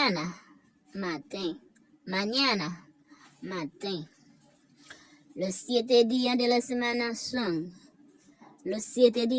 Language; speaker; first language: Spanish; non-native, fluent; Haitian Creole